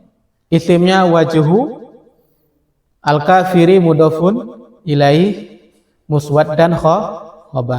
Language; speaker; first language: Arabic; non-native, fluent; Indonesian